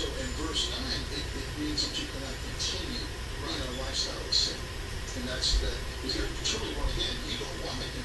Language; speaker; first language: English; native; English